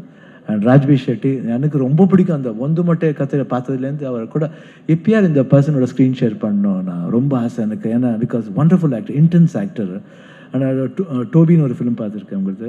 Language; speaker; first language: Tamil; non-native, fluent; Kannada